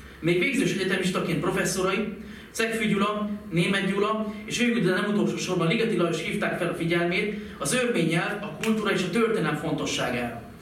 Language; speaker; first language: Hungarian; native; Hungarian